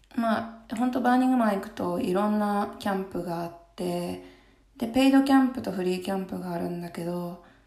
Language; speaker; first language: Japanese; early bilingual, heritage; Japanese